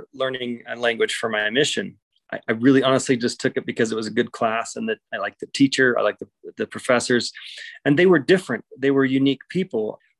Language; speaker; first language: English; native; English